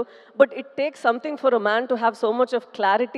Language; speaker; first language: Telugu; non-native, local second language; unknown